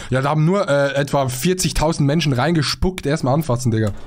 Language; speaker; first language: German; native; German